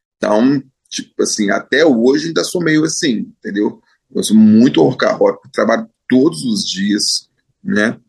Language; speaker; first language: Portuguese; native; Portuguese